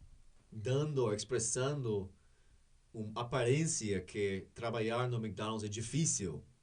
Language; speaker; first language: Portuguese; non-native, fluent; English